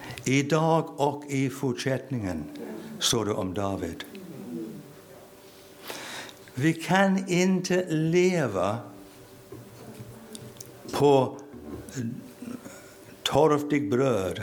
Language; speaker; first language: Swedish; non-native, fluent; English